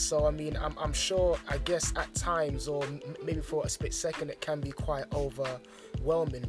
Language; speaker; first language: English; native; English